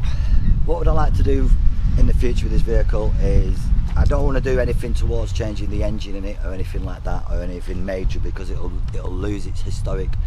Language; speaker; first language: English; native; English